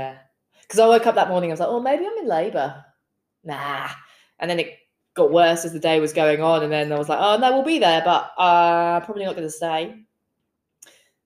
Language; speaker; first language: English; native; English